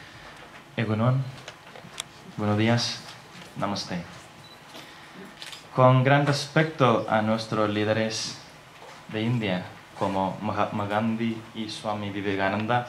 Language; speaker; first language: Spanish; non-native, learner; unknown